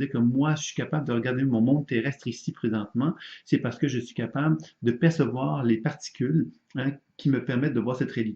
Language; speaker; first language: French; native; French